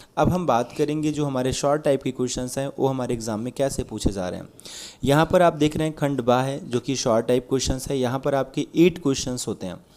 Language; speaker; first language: Hindi; native; Hindi